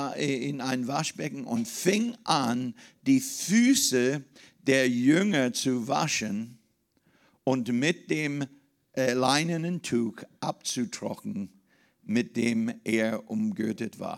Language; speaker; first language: German; non-native, fluent; English